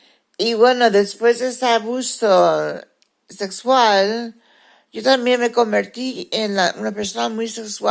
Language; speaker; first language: Spanish; early bilingual, heritage; Spanish